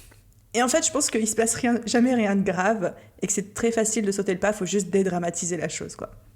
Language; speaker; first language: French; native; French